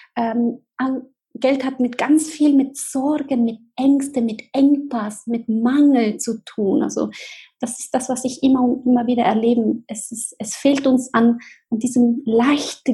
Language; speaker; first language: German; non-native, fluent; Spanish